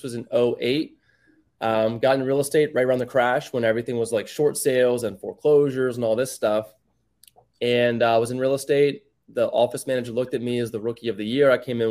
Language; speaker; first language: English; native; English